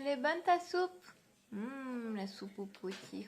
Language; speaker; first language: French; native; French